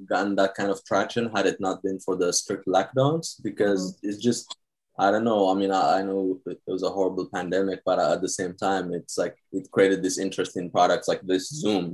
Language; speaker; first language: English; non-native, fluent; Tigrinya